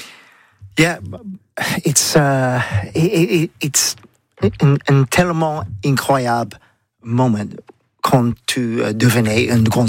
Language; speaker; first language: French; non-native, learner; English